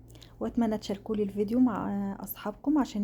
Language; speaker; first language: Arabic; native; Arabic